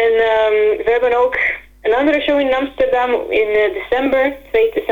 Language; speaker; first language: Dutch; non-native, fluent; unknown